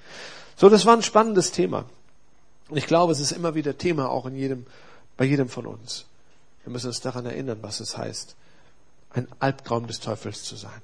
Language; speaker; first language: German; native; German